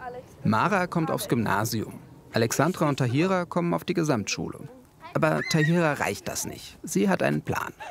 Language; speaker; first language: German; native; German